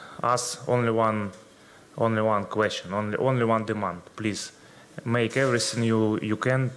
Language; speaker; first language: English; non-native, learner; Ukrainian